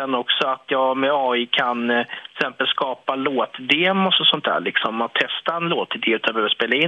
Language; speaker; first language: Swedish; native; Swedish